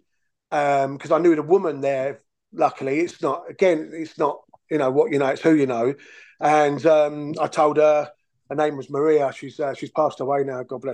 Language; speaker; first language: English; native; English